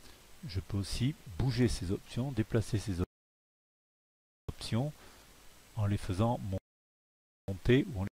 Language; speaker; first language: French; native; French